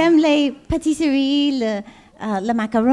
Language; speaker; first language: French; non-native, learner; English